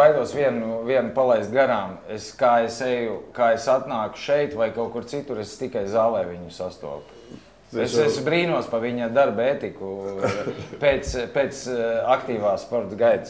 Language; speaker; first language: Latvian; native; Latvian